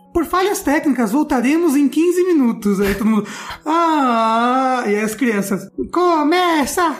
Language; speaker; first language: Portuguese; native; Portuguese